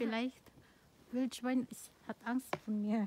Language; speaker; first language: German; non-native, learner; Filipino